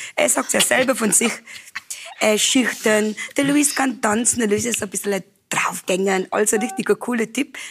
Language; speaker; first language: German; non-native, fluent; Afrikaans